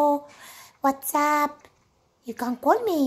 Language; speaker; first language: English; non-native, learner; Amharic